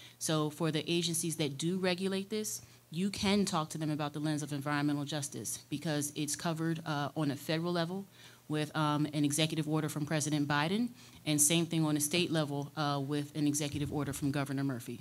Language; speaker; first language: English; native; English